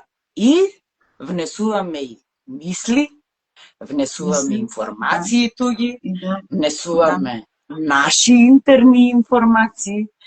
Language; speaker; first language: Macedonian; native; Macedonian